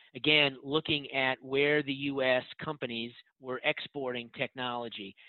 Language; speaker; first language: English; native; English